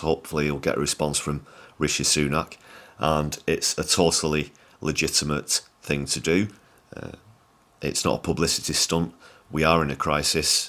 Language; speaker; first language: English; native; English